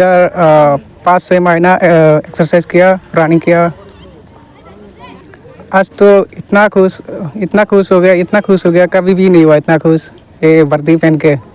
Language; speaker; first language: Hindi; non-native, local second language; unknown